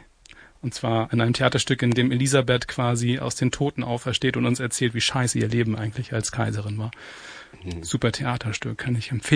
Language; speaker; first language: German; native; German